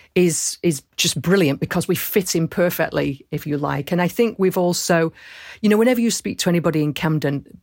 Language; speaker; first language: English; native; English